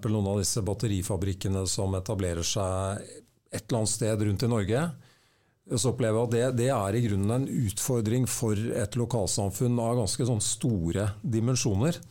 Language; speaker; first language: Norwegian; native; Norwegian